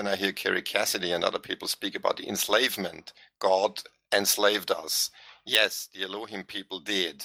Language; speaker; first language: English; non-native, fluent; German